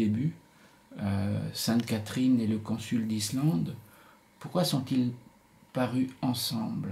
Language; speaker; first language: French; native; French